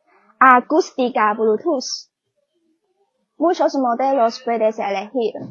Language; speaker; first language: Spanish; non-native, learner; Chinese